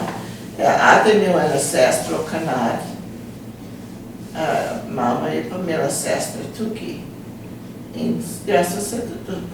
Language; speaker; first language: Slovenian; early bilingual, heritage; Slovenian